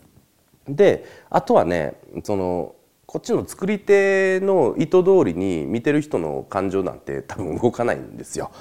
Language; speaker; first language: Japanese; native; Japanese